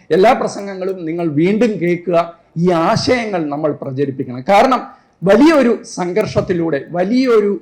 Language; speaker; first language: Malayalam; native; Malayalam